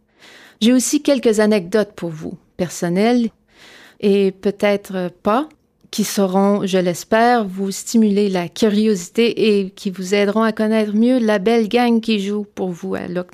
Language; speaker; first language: French; native; French